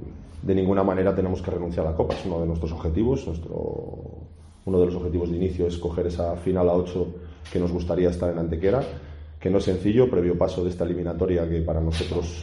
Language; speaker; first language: Spanish; native; Spanish